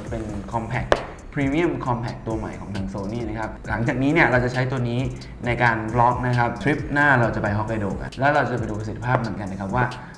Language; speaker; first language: Thai; native; Thai